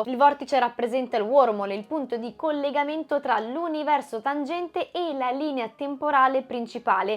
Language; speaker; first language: Italian; native; Italian